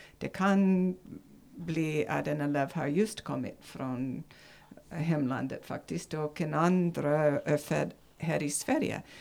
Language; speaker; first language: Swedish; non-native, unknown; English